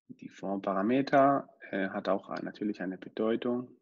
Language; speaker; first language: German; non-native, fluent; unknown